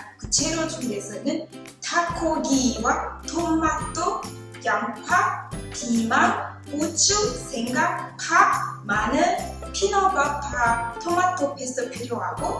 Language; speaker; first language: Korean; non-native, learner; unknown